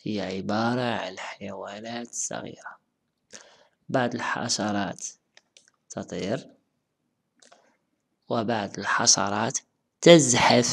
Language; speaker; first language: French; non-native, local second language; Arabic